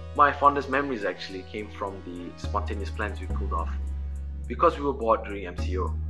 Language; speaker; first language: English; non-native, local second language; Malay